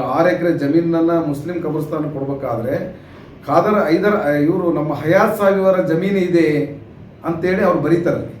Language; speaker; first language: Kannada; non-native, local second language; Urdu